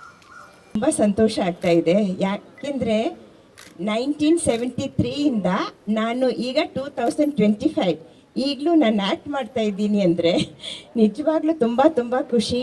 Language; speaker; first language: Kannada; non-native, local second language; Malayalam